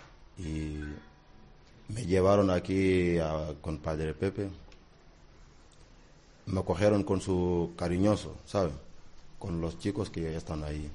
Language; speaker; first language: Spanish; non-native, learner; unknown